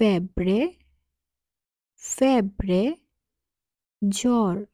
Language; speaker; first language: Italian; non-native, fluent; Bangla